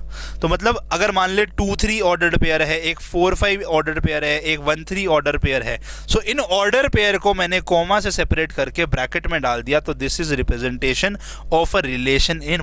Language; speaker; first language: Hindi; native; Hindi